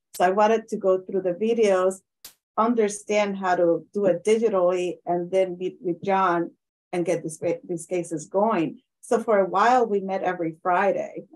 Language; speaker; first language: English; non-native, fluent; Spanish